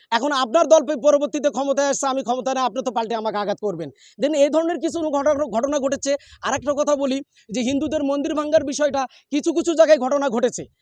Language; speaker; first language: Bangla; native; Bangla